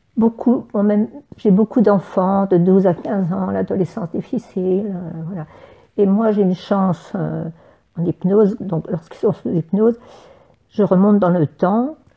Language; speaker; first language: French; native; French